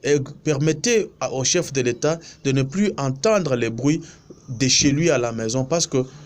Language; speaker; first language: French; non-native, local second language; Luba-Lulua